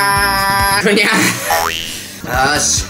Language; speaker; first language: Indonesian; non-native, learner; Japanese